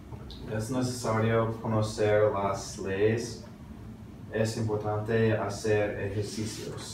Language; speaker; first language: Spanish; non-native, learner; English